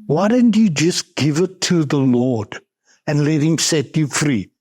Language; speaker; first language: English; non-native, local second language; Afrikaans